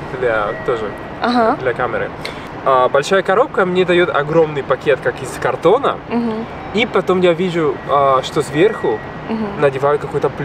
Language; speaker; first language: Russian; non-native, fluent; Spanish